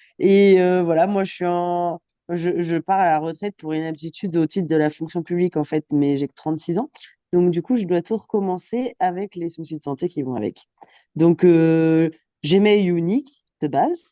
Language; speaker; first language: French; native; French